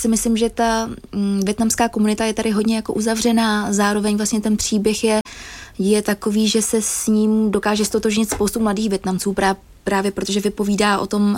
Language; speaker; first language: Czech; native; Czech